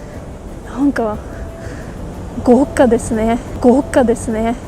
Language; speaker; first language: Japanese; non-native, fluent; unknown